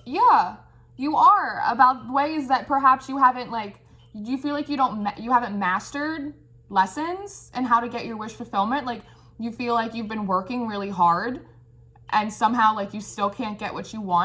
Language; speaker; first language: English; native; English